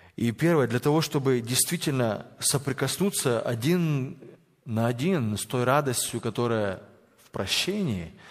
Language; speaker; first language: Russian; native; Russian